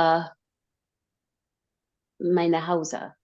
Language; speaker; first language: German; non-native, learner; English